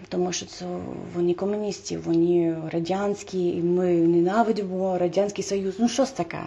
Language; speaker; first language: Ukrainian; non-native, fluent; English